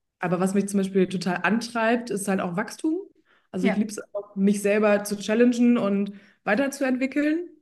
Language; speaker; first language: German; early bilingual, other home language; Polish